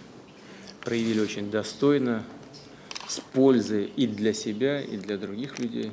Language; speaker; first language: Russian; native; Russian